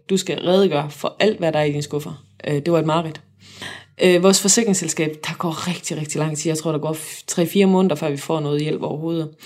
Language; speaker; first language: Danish; native; Danish